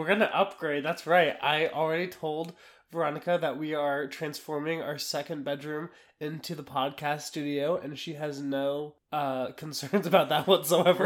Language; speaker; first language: English; native; English